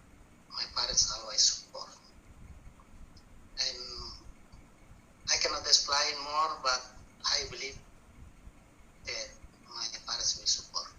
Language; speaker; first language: English; non-native, learner; Indonesian